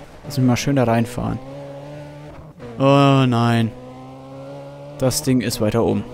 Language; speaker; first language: German; native; German